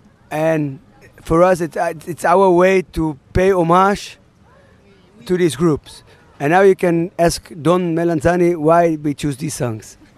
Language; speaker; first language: English; non-native, fluent; German